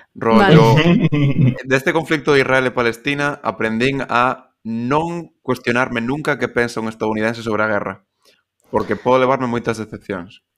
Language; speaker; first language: Galician; non-native, local second language; Spanish